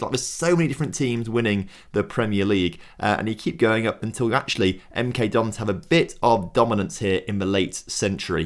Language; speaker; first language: English; native; English